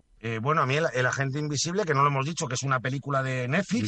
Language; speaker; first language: Spanish; native; Spanish